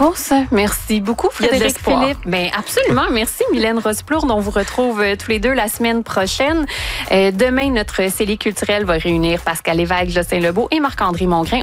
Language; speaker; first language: French; native; French